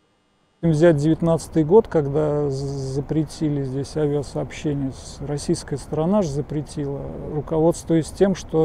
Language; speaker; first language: Russian; native; Russian